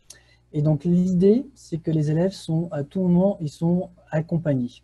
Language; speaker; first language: French; native; French